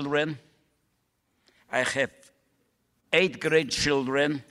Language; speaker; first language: English; non-native, fluent; Polish